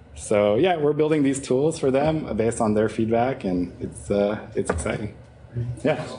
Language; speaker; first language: English; native; English